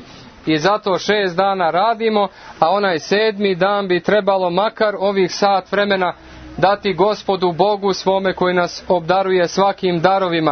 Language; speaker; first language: Croatian; native; Croatian